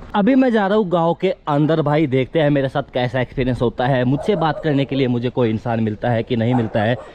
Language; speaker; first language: Hindi; native; Hindi